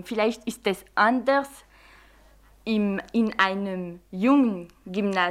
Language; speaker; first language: German; non-native, fluent; French